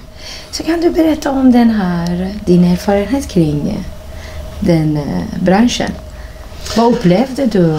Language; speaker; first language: Swedish; non-native, fluent; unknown